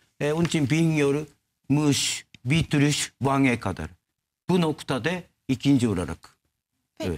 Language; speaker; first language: Turkish; non-native, learner; Japanese